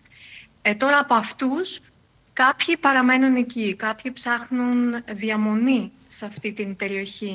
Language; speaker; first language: Greek; non-native, fluent; Ukrainian